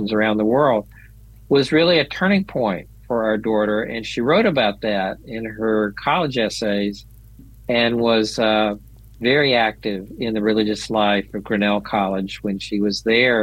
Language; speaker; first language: English; native; English